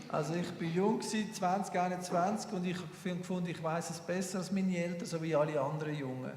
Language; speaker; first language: German; native; German